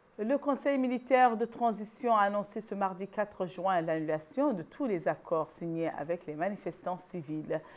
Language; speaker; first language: French; non-native, local second language; Arabic